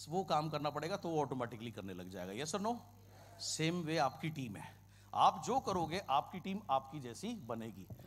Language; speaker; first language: Hindi; non-native, local second language; Kannada